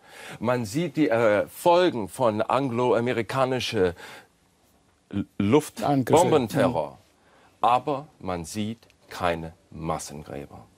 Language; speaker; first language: German; non-native, fluent; English